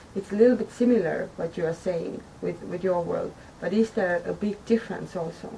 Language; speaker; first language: English; non-native, fluent; Estonian